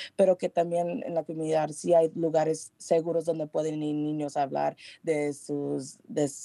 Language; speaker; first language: Spanish; early bilingual, heritage; Spanish